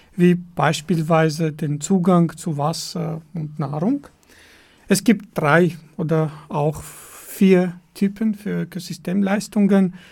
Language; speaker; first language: German; non-native, fluent; Armenian